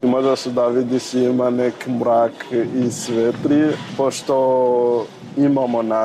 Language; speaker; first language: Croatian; non-native, learner; Rundi